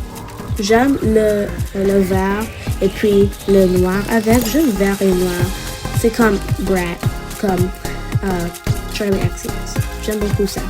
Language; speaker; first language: French; non-native, learner; English